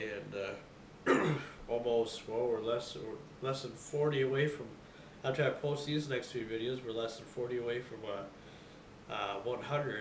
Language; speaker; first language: English; native; English